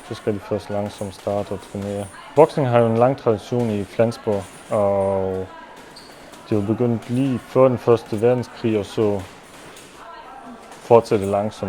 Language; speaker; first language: Danish; non-native, local second language; German